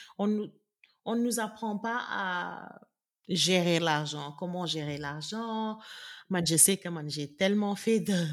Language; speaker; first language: French; non-native, local second language; Wolof